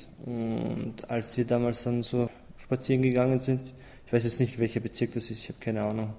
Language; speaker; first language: German; early bilingual, other home language; Albanian